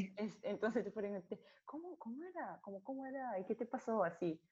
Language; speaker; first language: Spanish; non-native, learner; Japanese